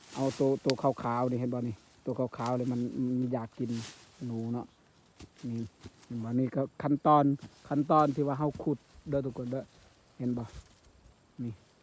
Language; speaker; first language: Lao; non-native, local second language; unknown